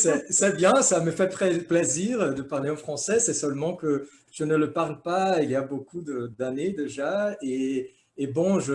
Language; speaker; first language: French; non-native, fluent; Portuguese